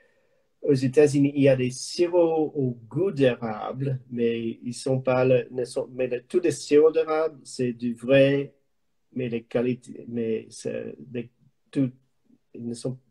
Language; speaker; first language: French; non-native, learner; English